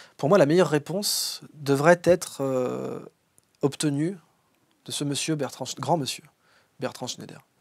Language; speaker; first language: French; native; French